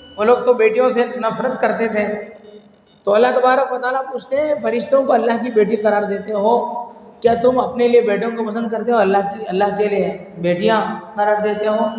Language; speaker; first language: Urdu; native; Urdu